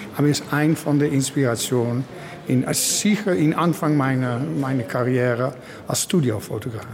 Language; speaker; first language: German; non-native, learner; Dutch